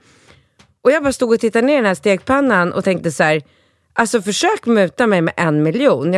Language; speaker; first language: Swedish; native; Swedish